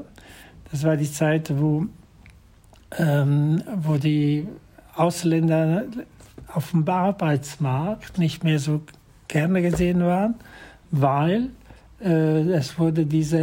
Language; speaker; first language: German; non-native, fluent; Italian